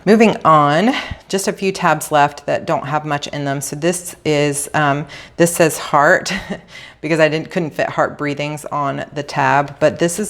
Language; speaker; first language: English; native; English